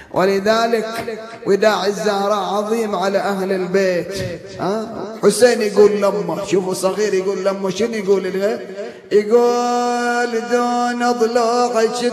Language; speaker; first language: Arabic; native; Arabic